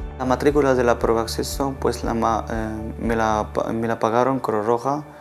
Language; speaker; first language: Spanish; non-native, fluent; Arabic